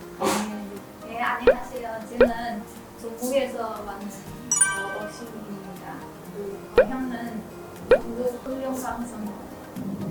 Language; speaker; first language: Korean; non-native, learner; Chinese